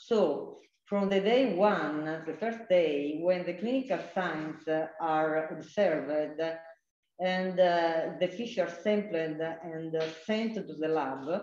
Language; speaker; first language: English; non-native, fluent; Italian